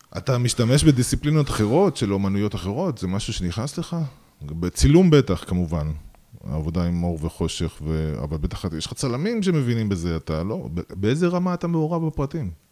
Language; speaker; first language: Hebrew; early bilingual, other home language; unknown